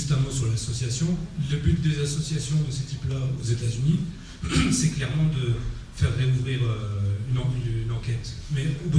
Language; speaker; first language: French; native; French